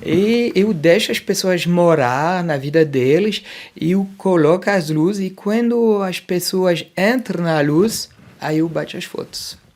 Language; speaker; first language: Portuguese; non-native, fluent; French